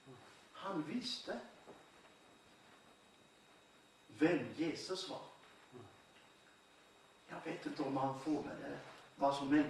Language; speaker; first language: Swedish; non-native, fluent; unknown